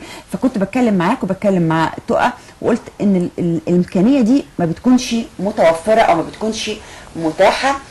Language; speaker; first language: Arabic; native; Arabic